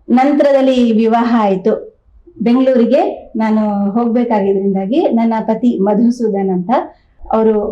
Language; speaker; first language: Kannada; native; Kannada